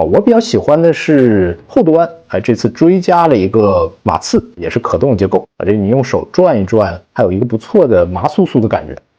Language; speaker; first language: Chinese; native; Chinese